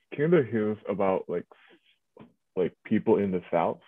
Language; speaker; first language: English; early bilingual, other home language; Korean